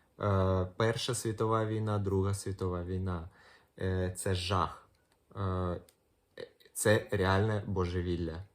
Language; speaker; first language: Ukrainian; non-native, local second language; Russian